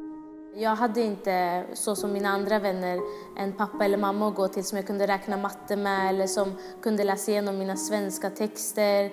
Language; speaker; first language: Swedish; early bilingual, other home language; Kurdish